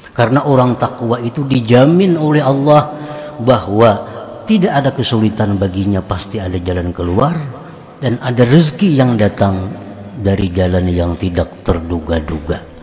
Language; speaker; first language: Indonesian; non-native, local second language; Banjar